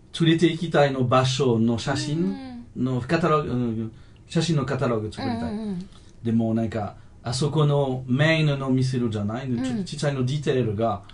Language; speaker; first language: Japanese; non-native, fluent; French